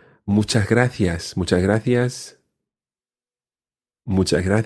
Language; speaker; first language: Spanish; non-native, fluent; English